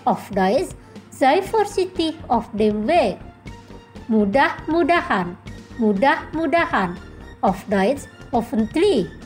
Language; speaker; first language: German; non-native, fluent; Indonesian